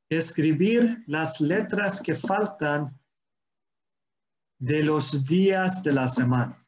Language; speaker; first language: Spanish; non-native, fluent; English